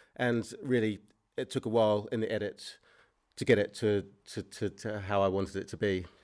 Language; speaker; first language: English; native; English